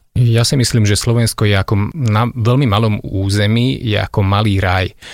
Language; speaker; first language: Slovak; non-native, local second language; Hungarian